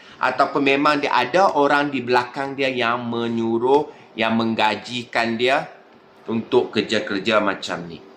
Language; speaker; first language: Malay; native; Malay